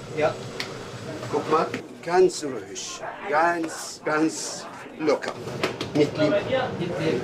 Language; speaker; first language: German; non-native, learner; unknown